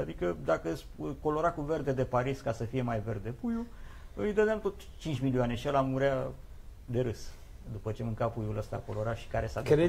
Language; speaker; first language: Romanian; native; Romanian